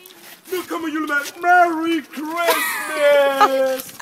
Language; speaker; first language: Danish; early bilingual, other home language; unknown